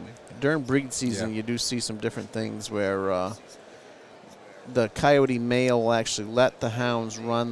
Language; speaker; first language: English; native; English